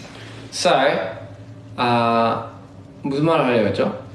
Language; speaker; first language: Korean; early bilingual, heritage; Korean